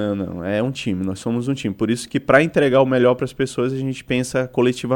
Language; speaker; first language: Portuguese; native; Portuguese